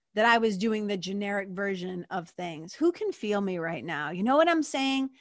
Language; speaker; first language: English; native; English